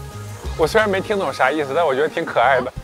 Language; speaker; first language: Chinese; native; Chinese